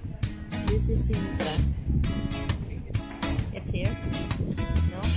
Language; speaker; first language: English; non-native, fluent; Filipino